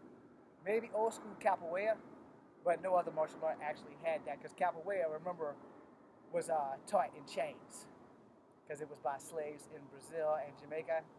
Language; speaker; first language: English; native; English